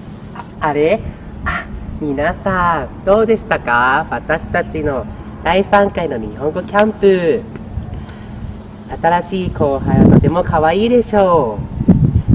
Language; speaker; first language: Japanese; non-native, learner; Thai